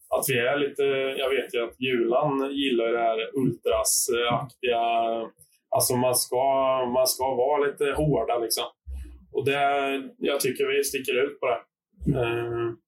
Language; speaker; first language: Swedish; native; Swedish